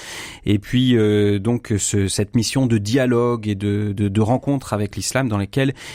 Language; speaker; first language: French; native; French